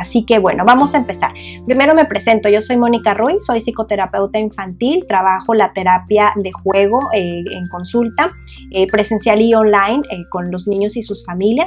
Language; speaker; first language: Spanish; native; Spanish